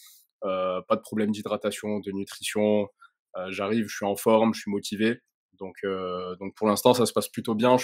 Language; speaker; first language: French; native; French